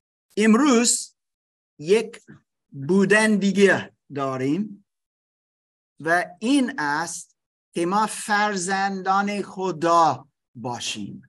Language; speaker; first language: Persian; non-native, fluent; English